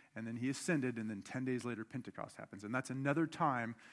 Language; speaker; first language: English; native; English